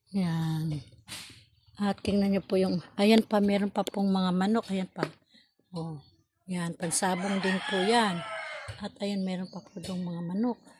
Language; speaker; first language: Filipino; non-native, local second language; Cebuano